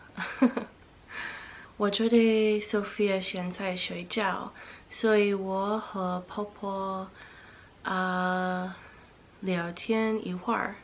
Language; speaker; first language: Chinese; non-native, learner; English